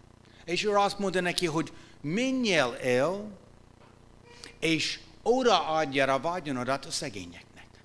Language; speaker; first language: Hungarian; non-native, fluent; English